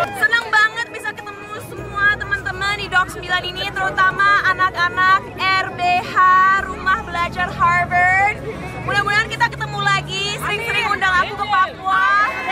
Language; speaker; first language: Indonesian; non-native, local second language; English